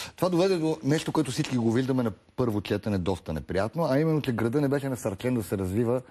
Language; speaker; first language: Bulgarian; native; Bulgarian